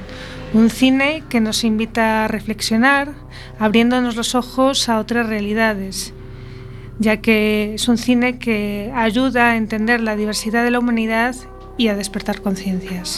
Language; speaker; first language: Spanish; native; Spanish